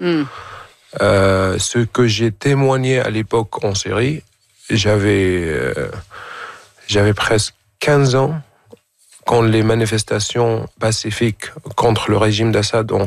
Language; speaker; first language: French; non-native, fluent; Arabic